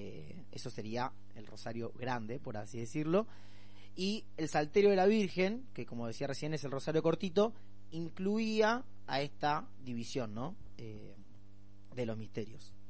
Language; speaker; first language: Spanish; native; Spanish